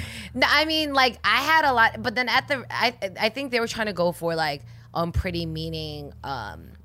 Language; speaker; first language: English; native; English